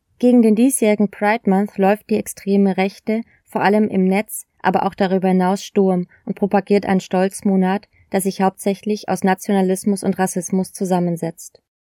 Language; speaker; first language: German; native; German